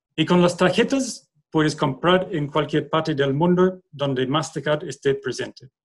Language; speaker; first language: Spanish; non-native, fluent; English